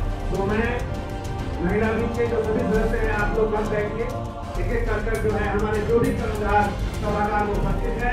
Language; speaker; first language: Hindi; native; Hindi